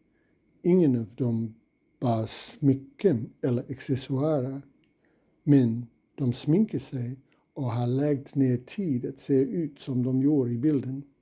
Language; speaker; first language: Swedish; non-native, fluent; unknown